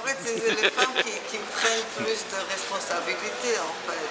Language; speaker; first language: French; non-native, fluent; Georgian